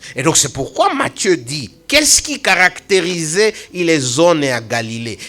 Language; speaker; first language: French; non-native, local second language; Swahili